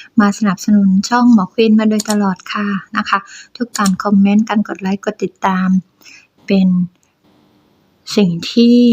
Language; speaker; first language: Thai; native; Thai